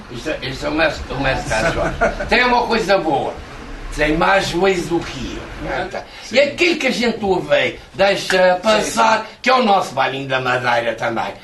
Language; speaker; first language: Portuguese; native; Portuguese